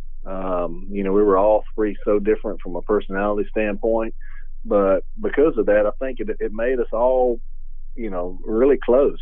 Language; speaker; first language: English; native; English